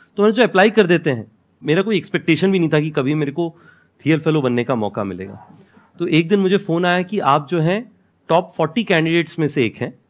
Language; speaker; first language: Hindi; non-native, local second language; Odia